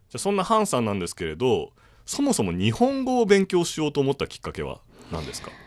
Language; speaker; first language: Japanese; native; Japanese